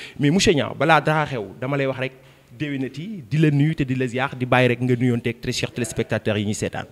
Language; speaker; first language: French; non-native, local second language; Wolof